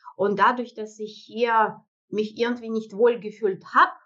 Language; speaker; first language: German; non-native, fluent; Russian